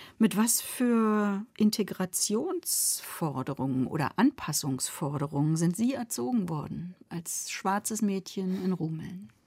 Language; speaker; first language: German; native; German